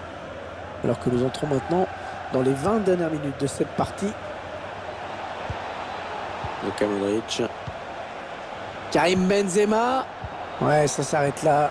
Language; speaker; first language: French; native; French